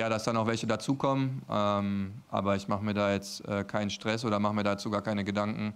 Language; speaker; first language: German; native; German